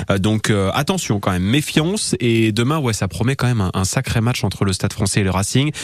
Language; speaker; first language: French; native; French